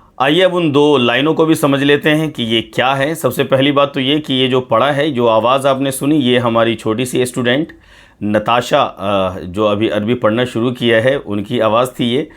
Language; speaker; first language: Urdu; native; Urdu